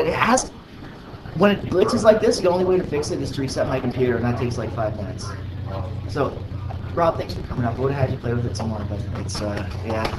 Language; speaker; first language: English; native; English